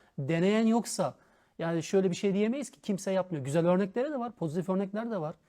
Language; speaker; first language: Turkish; early bilingual, heritage; Turkish